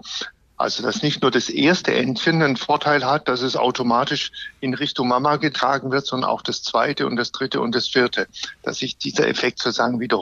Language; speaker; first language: German; native; German